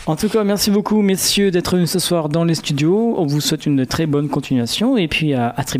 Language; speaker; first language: French; native; French